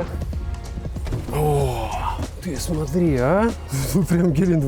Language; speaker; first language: Russian; native; Russian